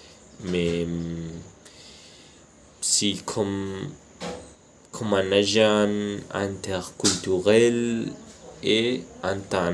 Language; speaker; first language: French; non-native, learner; Spanish